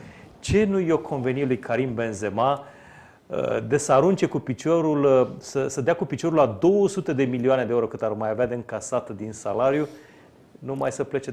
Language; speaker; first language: Romanian; native; Romanian